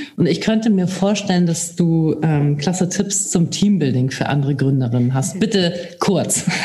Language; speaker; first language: German; native; German